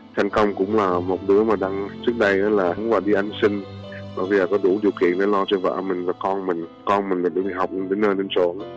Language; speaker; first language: Vietnamese; early bilingual, heritage; Vietnamese